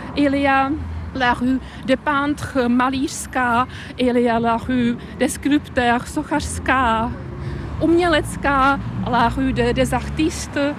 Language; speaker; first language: French; non-native, fluent; Czech